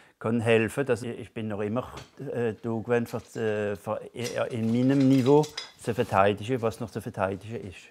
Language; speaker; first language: German; non-native, local second language; French